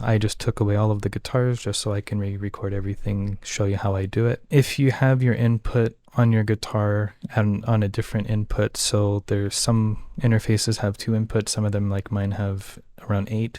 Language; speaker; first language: English; native; English